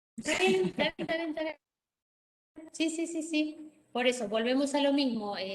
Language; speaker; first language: Spanish; native; Spanish